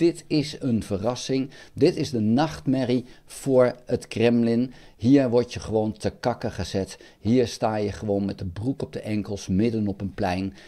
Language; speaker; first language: Dutch; native; Dutch